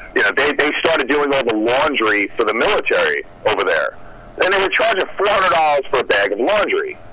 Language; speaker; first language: English; native; English